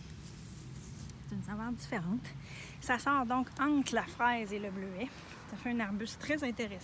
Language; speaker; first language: French; native; French